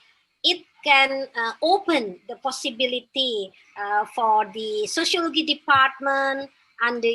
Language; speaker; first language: English; non-native, fluent; Indonesian